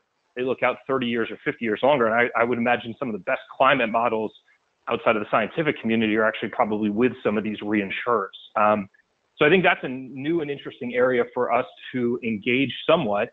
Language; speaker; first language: English; native; English